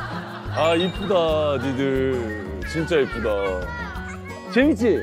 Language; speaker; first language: Korean; native; Korean